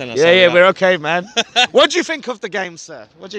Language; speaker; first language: English; native; English